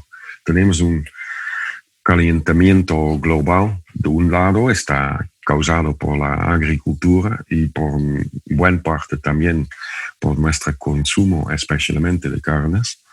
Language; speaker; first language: Spanish; non-native, fluent; Dutch